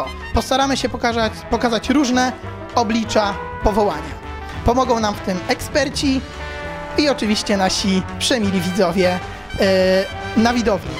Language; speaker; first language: Polish; native; Polish